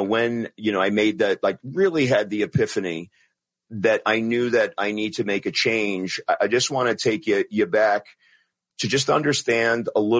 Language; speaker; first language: English; non-native, local second language; Italian